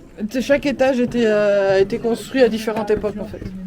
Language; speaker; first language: French; native; French